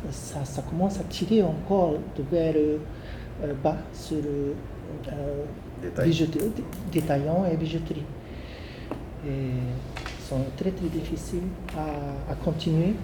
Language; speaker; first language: French; non-native, learner; Japanese